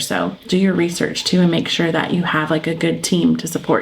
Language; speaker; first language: English; native; English